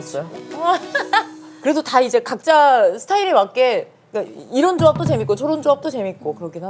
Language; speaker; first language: Korean; native; Korean